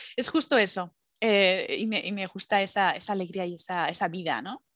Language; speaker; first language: Spanish; native; Spanish